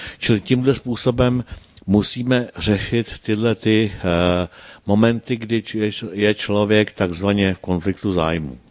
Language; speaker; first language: Czech; native; Czech